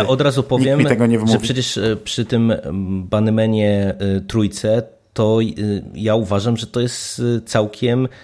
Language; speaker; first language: Polish; native; Polish